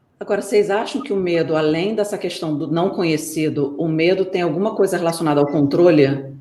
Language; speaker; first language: Portuguese; native; Portuguese